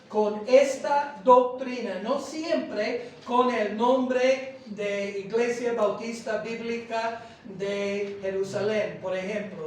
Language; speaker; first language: Spanish; non-native, fluent; English